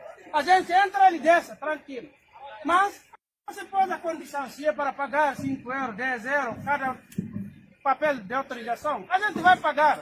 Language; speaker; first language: Portuguese; non-native, learner; Haitian Creole